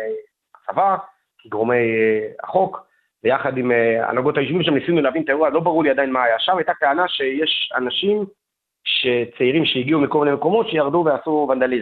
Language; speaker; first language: Hebrew; native; Hebrew